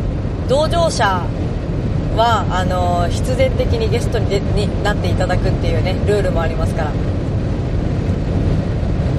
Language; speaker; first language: Japanese; native; Japanese